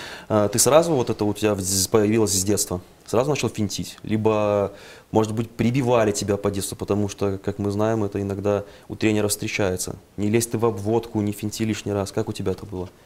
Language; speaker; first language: Russian; native; Russian